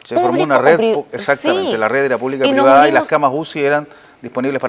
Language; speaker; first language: Spanish; native; Spanish